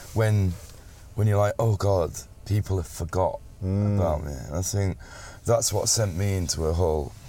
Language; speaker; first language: English; native; English